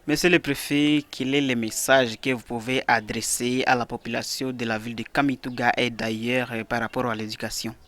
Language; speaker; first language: French; non-native, local second language; Swahili